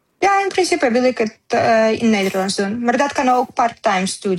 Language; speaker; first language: Dutch; non-native, learner; Ukrainian